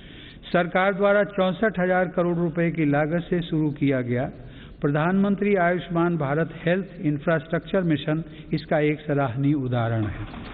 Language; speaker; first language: Hindi; native; Hindi